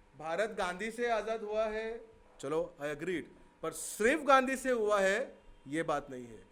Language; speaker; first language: Hindi; non-native, local second language; Marathi